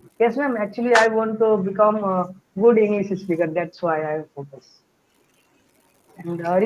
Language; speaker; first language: English; non-native, learner; Hindi